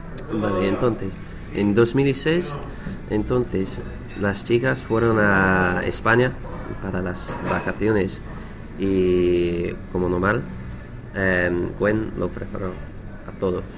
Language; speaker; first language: Spanish; non-native, learner; English